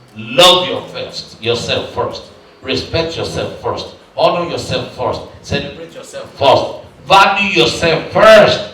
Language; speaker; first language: English; non-native, local second language; Yoruba